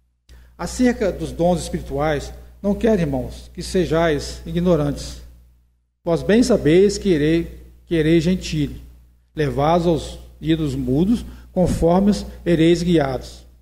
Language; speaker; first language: Portuguese; native; Portuguese